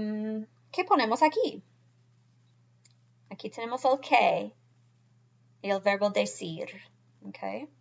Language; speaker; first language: Spanish; non-native, fluent; English